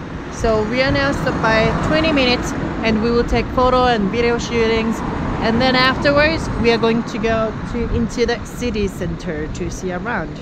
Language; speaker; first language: English; non-native, fluent; Japanese